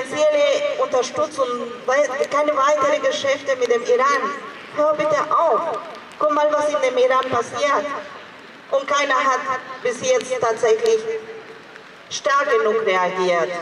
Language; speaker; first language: German; non-native, fluent; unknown